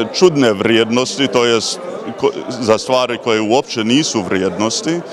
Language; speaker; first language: Croatian; early bilingual, heritage; Croatian